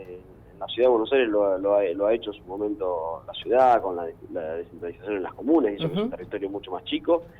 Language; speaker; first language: Spanish; native; Spanish